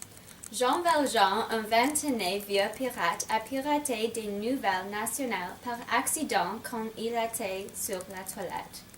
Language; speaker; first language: French; non-native, learner; English